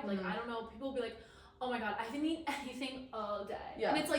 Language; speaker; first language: English; native; English